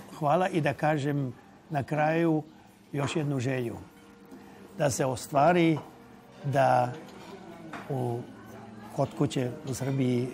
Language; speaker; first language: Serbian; non-native, local second language; Hungarian